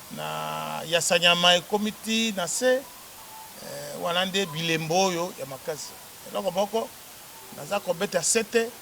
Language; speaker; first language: Lingala; native; Lingala